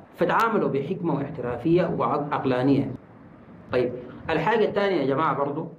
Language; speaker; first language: Arabic; native; Arabic